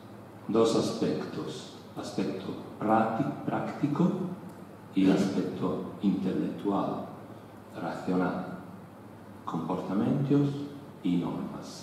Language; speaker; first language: Spanish; non-native, learner; Italian